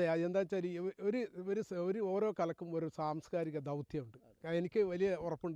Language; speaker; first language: Malayalam; native; Malayalam